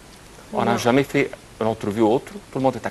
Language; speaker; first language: French; non-native, fluent; Arabic